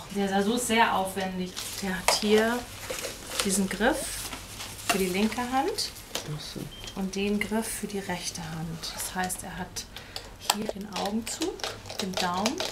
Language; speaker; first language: German; native; German